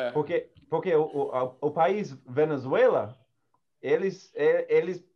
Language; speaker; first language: Portuguese; non-native, learner; English